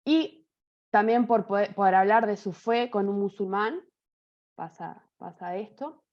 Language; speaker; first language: Spanish; native; Spanish